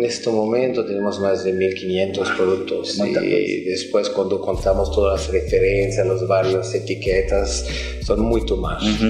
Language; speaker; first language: Spanish; non-native, fluent; French